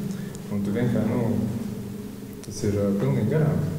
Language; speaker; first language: Latvian; non-native, local second language; Russian